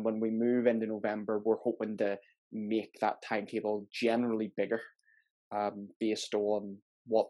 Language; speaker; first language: English; native; English